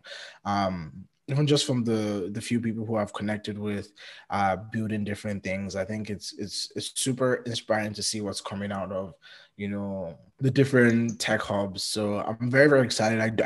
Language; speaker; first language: English; non-native, local second language; Yoruba